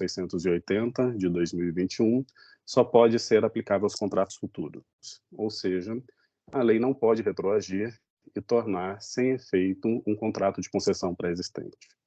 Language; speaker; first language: Portuguese; native; Portuguese